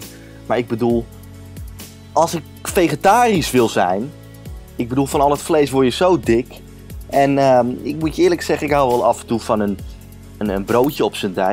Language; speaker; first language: Dutch; native; Dutch